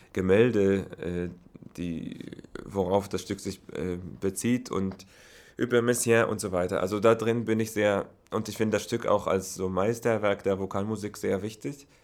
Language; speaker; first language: German; non-native, fluent; Hebrew